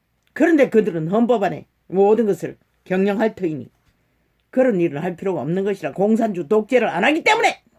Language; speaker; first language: Korean; native; Korean